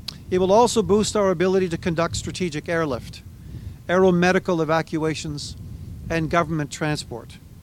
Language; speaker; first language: English; native; English